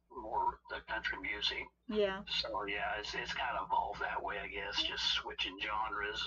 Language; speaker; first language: English; native; English